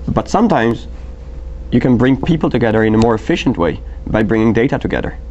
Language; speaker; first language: English; non-native, fluent; Dutch